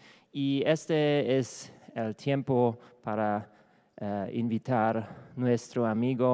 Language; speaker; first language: Spanish; non-native, learner; German